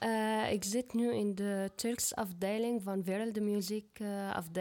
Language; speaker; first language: Dutch; non-native, learner; Arabic